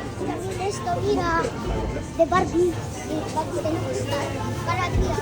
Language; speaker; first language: Spanish; early bilingual, other home language; Filipino